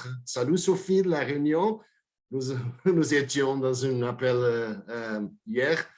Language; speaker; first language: French; non-native, fluent; Portuguese